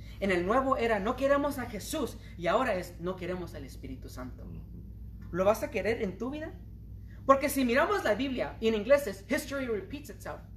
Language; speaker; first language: Spanish; early bilingual, heritage; Spanish